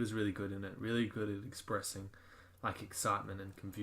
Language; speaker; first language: English; native; English